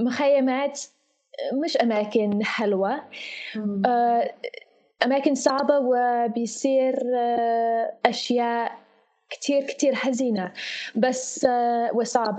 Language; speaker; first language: Arabic; non-native, fluent; English